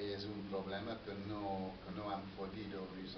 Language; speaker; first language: Spanish; non-native, fluent; English